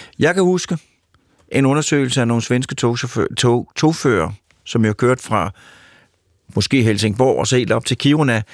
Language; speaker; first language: Danish; native; Danish